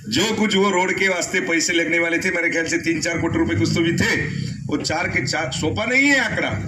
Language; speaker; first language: Hindi; non-native, local second language; Marathi